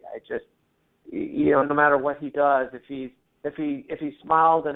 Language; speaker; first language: English; native; English